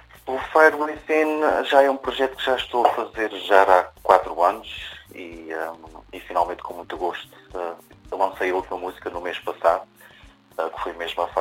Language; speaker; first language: Portuguese; native; Portuguese